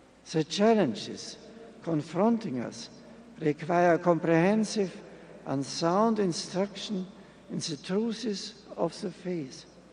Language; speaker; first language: English; non-native, fluent; German